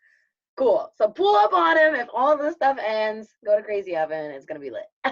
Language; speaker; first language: English; native; English